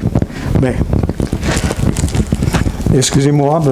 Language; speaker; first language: French; non-native, fluent; English